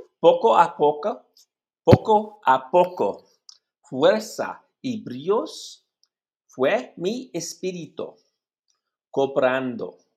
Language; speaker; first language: Spanish; non-native, learner; English